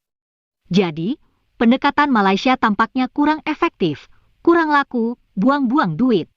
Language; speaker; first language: Indonesian; native; Indonesian